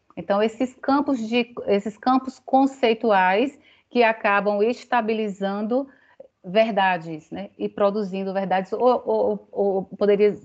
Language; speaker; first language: Portuguese; native; Portuguese